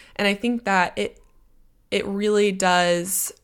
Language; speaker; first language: English; native; English